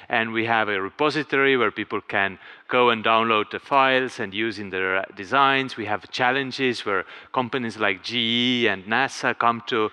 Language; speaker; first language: English; non-native, fluent; Estonian